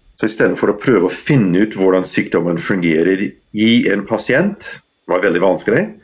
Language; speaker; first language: Norwegian; non-native, fluent; English